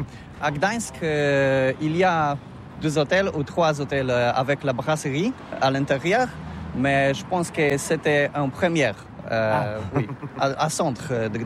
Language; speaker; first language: French; non-native, learner; Polish